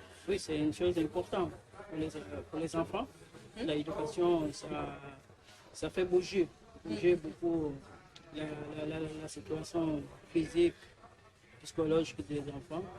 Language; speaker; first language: French; non-native, learner; Portuguese